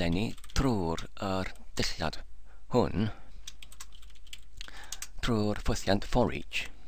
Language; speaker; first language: Welsh; non-native, learner; English